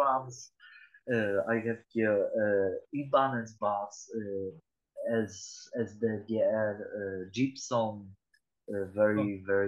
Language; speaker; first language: English; non-native, learner; Polish